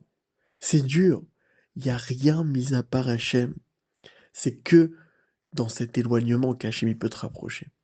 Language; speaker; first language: French; native; French